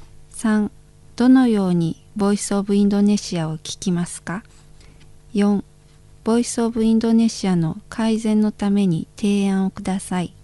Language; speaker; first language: Japanese; non-native, fluent; Indonesian